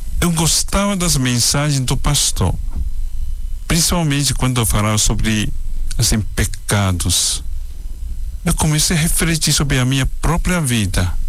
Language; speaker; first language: Portuguese; non-native, fluent; Chinese